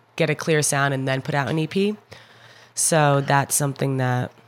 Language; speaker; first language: English; native; English